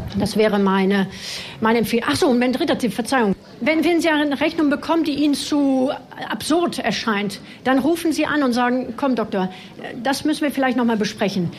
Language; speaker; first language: German; non-native, fluent; French